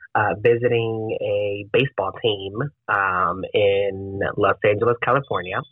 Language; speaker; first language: English; non-native, fluent; Spanish